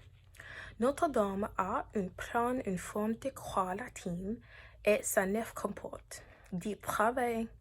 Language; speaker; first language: French; non-native, learner; English